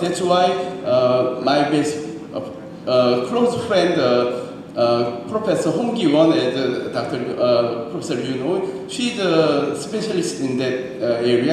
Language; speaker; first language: English; non-native, learner; Korean